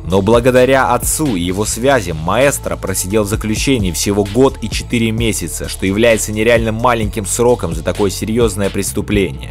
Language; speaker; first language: Russian; native; Russian